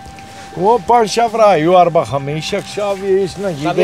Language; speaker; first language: Hebrew; non-native, learner; Romanian